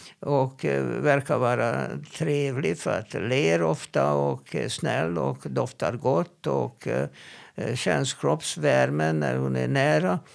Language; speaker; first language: Swedish; non-native, fluent; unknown